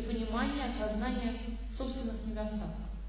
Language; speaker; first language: Russian; native; Russian